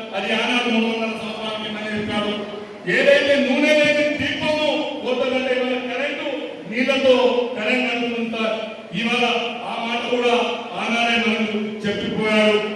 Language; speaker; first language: Telugu; non-native, local second language; Lambadi